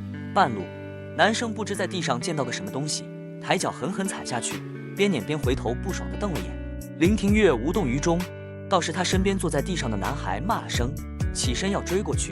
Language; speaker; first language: Chinese; native; Chinese